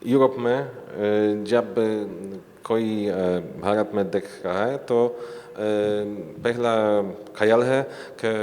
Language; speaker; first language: Hindi; non-native, learner; Polish